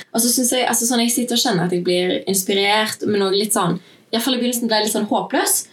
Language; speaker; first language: Norwegian; native; Norwegian